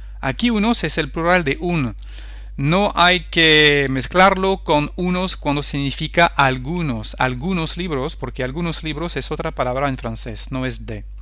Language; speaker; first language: Spanish; non-native, fluent; French